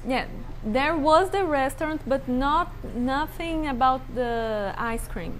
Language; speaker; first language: English; non-native, learner; Portuguese